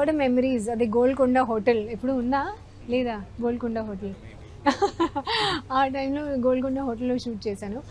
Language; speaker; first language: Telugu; non-native, learner; Hindi